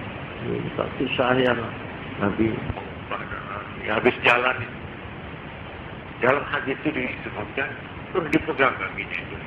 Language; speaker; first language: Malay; non-native, local second language; Javanese